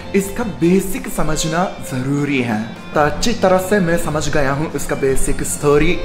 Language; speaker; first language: Hindi; non-native, fluent; Japanese